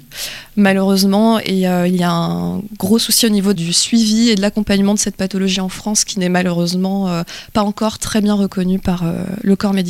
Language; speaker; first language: French; native; French